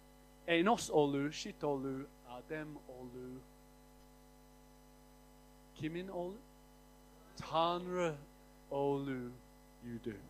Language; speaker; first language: Turkish; non-native, fluent; English